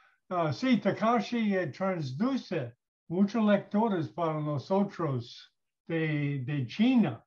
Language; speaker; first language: Spanish; non-native, learner; English